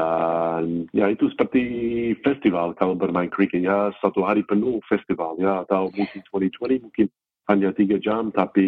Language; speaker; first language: Indonesian; non-native, fluent; English